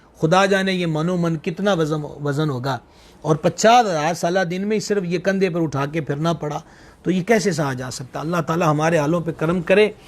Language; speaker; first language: Urdu; non-native, local second language; Punjabi